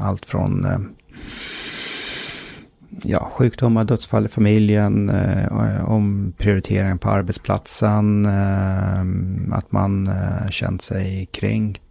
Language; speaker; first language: Swedish; native; Swedish